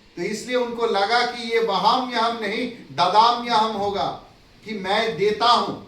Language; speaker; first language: Hindi; non-native, local second language; Bangla